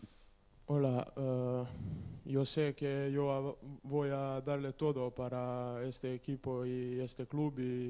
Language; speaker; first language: Spanish; non-native, learner; Serbian